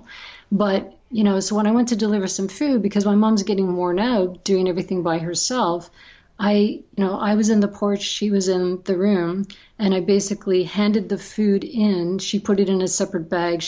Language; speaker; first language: English; native; English